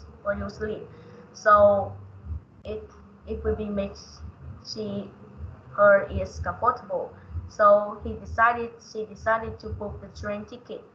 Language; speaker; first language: English; non-native, learner; Vietnamese